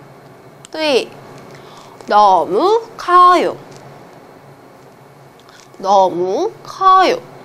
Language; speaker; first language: Korean; non-native, fluent; Chinese